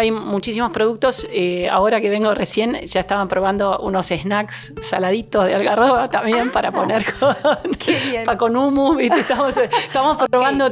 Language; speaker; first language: Spanish; native; Spanish